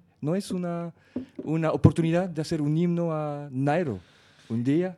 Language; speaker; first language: Spanish; non-native, fluent; French